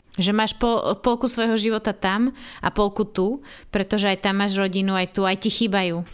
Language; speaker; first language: Slovak; native; Slovak